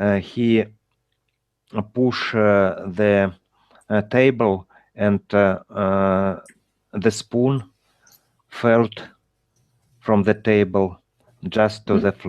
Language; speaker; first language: English; non-native, learner; Russian